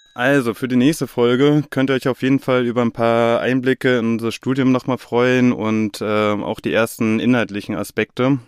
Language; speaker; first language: German; native; German